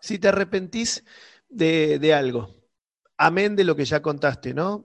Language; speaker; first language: Spanish; native; Spanish